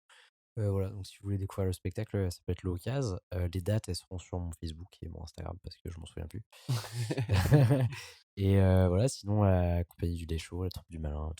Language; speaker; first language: French; native; French